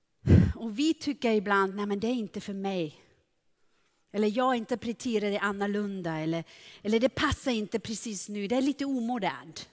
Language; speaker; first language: Swedish; non-native, fluent; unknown